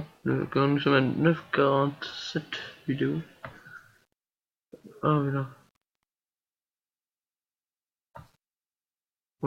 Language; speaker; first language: French; native; French